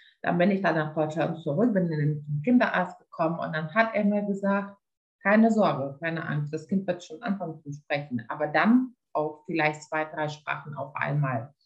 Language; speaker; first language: German; non-native, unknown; Lithuanian